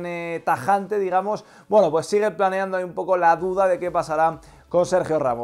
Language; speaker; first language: Spanish; native; Spanish